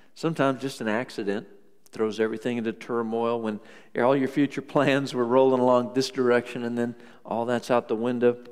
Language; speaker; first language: English; native; English